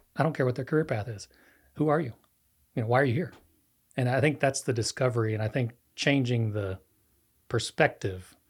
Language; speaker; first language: English; non-native, fluent; Spanish